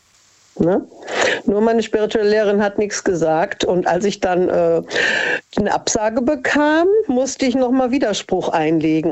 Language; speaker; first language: German; native; German